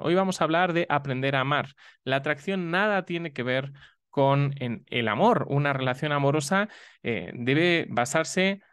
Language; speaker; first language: Spanish; native; Spanish